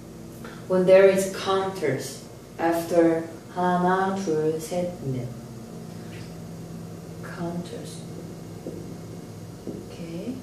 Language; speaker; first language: English; non-native, fluent; Korean